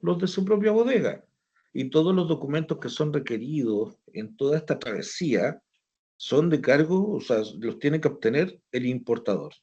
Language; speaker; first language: Spanish; native; Spanish